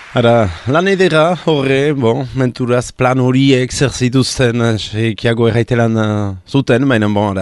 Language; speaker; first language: Basque; native; Basque